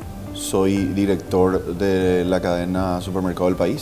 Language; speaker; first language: Spanish; native; Spanish